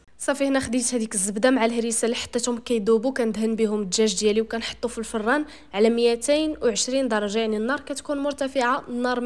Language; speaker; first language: Arabic; native; Arabic